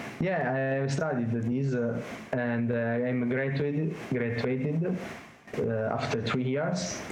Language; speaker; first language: English; non-native, learner; Italian